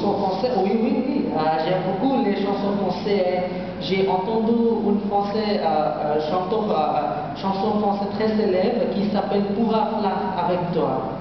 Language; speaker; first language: French; non-native, learner; Bangla